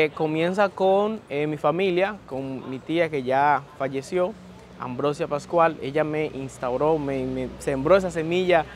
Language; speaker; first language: Spanish; native; Spanish